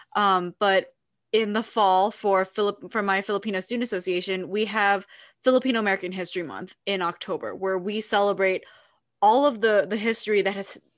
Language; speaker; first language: English; early bilingual, other home language; Filipino